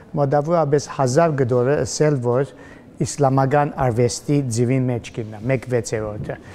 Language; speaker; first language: Armenian; early bilingual, heritage; Armenian